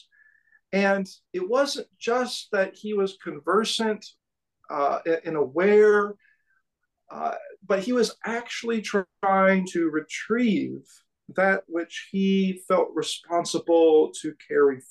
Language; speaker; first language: English; native; English